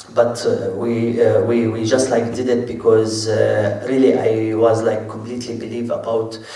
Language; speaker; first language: English; non-native, fluent; Arabic